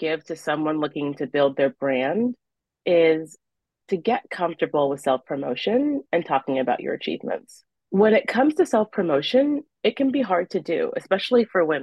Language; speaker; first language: English; native; English